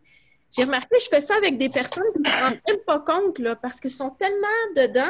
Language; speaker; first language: French; native; French